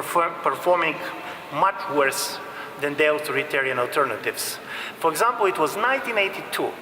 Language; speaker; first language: English; non-native, fluent; Bulgarian